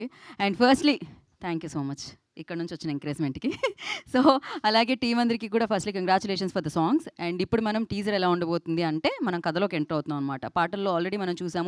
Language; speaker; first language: Telugu; native; Telugu